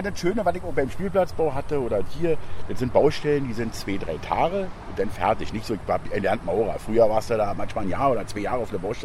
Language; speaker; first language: German; native; German